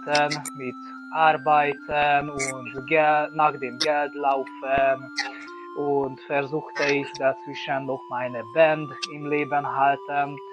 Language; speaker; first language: German; non-native, learner; Hungarian